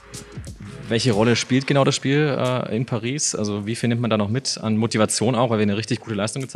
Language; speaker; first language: German; native; German